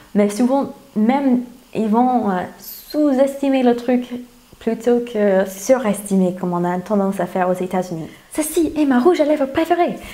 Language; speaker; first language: French; non-native, fluent; English